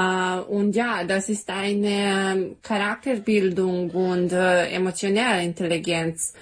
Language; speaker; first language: German; non-native, learner; Serbian